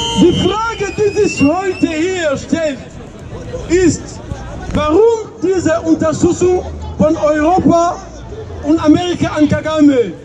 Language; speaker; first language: German; non-native, fluent; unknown